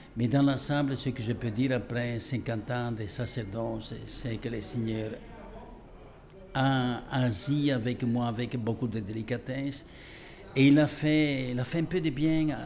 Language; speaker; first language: French; non-native, fluent; Italian